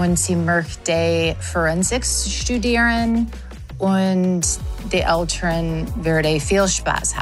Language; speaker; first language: German; non-native, learner; English